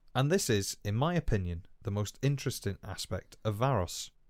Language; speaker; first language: English; non-native, local second language; Welsh